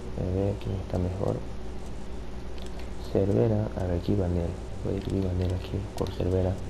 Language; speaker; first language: Spanish; native; Spanish